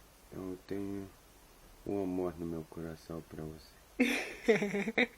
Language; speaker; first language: Portuguese; non-native, fluent; Russian